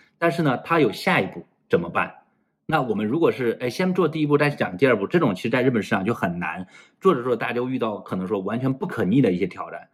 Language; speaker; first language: Chinese; native; Chinese